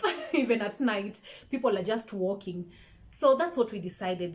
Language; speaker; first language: English; non-native, local second language; Swahili